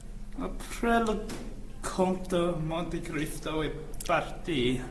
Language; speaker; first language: French; non-native, learner; English